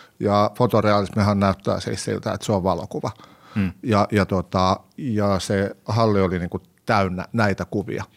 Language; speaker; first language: Finnish; native; Finnish